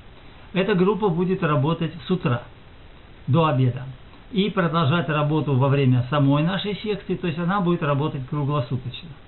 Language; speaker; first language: Russian; native; Russian